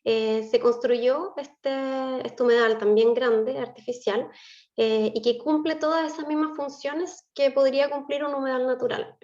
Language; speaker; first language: Spanish; native; Spanish